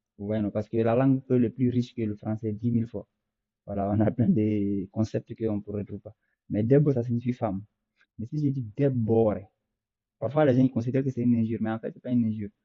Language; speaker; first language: French; non-native, local second language; Fula